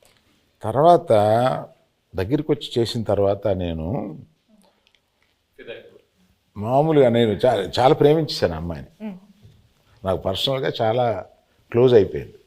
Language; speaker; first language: Telugu; native; Telugu